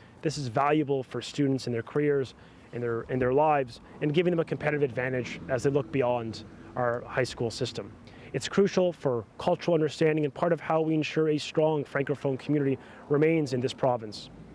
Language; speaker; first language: English; native; English